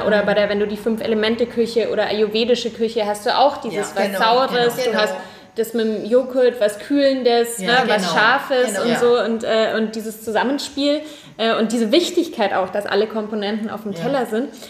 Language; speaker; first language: German; native; German